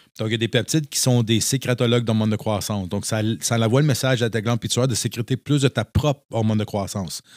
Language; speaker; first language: French; native; French